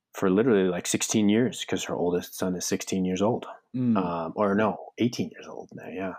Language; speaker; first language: English; native; English